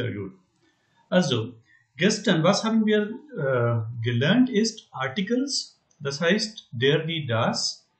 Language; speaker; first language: German; non-native, learner; Hindi